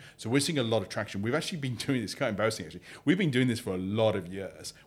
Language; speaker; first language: English; native; English